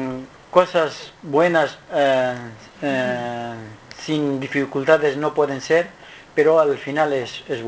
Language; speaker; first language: Spanish; non-native, learner; Kurdish